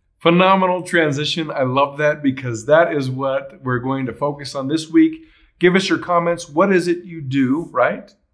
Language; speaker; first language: English; native; English